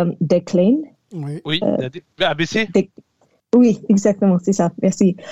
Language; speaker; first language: French; non-native, learner; English